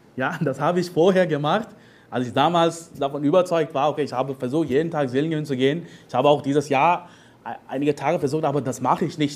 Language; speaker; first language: German; non-native, fluent; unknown